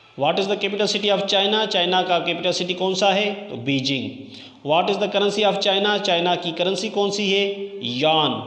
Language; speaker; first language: Urdu; non-native, local second language; Sindhi